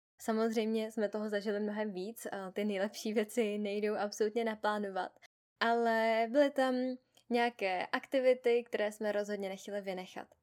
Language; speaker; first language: Czech; native; Czech